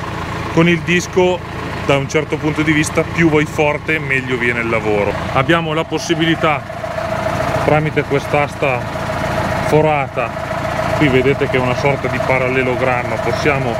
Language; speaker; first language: Italian; native; Italian